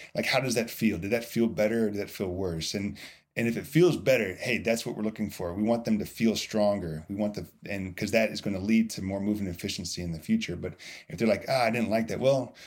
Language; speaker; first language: English; native; English